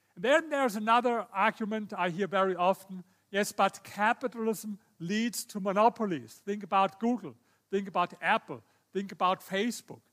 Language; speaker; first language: English; non-native, fluent; German